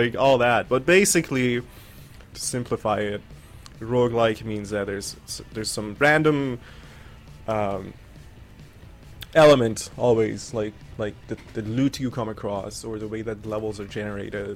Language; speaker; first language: English; non-native, fluent; Persian